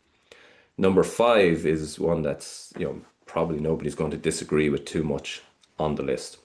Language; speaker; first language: English; native; English